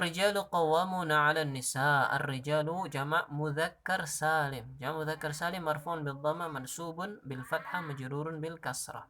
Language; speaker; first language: Arabic; non-native, fluent; Indonesian